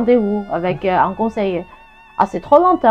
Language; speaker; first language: French; non-native, fluent; Chinese